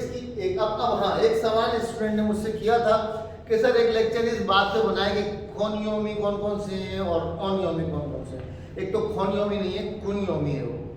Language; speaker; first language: Urdu; native; Urdu